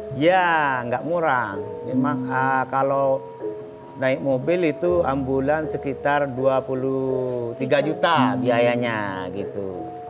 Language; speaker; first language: Indonesian; non-native, local second language; Madurese